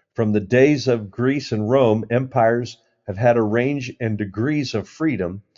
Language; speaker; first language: English; native; English